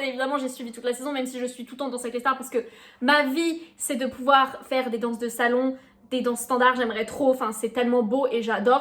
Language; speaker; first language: French; native; French